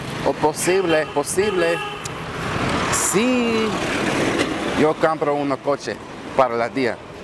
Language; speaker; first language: Spanish; non-native, learner; English